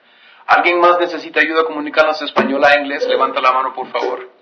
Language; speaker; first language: Spanish; native; Spanish